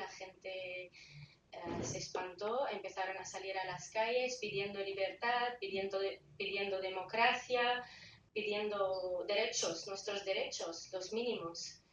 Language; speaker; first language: Spanish; non-native, fluent; Arabic